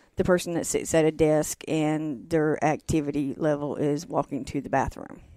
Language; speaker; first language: English; native; English